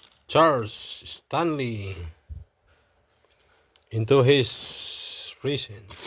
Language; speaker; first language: English; non-native, local second language; Filipino